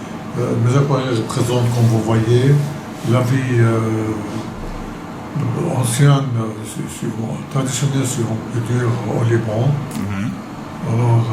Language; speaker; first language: French; non-native, local second language; Arabic